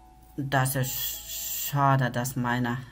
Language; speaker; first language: German; non-native, learner; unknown